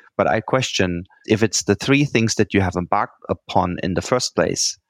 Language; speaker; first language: English; non-native, fluent; German